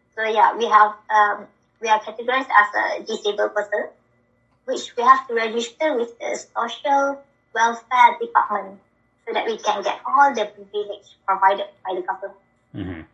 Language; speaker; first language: English; non-native, local second language; Malay